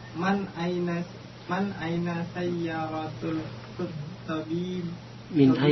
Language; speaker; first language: Arabic; non-native, learner; Indonesian